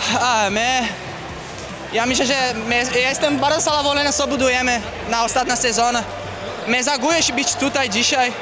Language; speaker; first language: Polish; non-native, learner; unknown